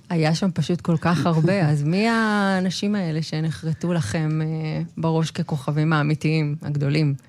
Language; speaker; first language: Hebrew; native; Hebrew